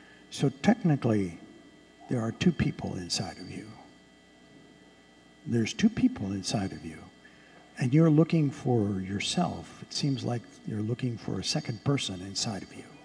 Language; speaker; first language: English; early bilingual, other home language; Spanish